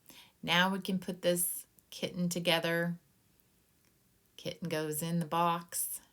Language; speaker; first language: English; native; English